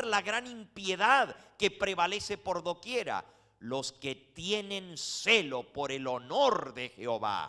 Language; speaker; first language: Spanish; native; Spanish